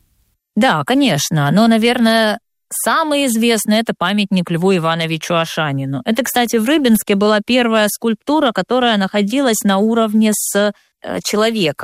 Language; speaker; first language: Russian; native; Russian